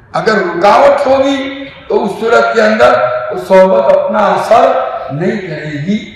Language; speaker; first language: Urdu; non-native, local second language; Gujarati